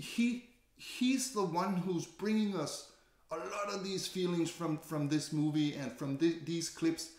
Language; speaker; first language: English; non-native, fluent; Danish